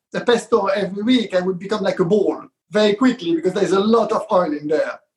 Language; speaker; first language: English; non-native, fluent; Hebrew